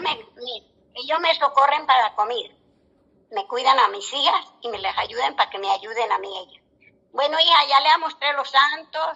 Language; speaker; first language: Spanish; native; Spanish